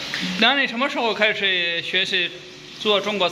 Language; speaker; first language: Chinese; non-native, fluent; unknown